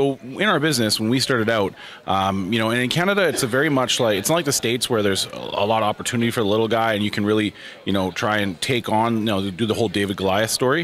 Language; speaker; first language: English; native; English